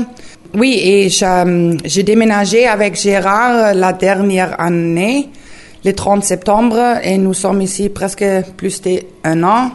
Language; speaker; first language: French; non-native, learner; German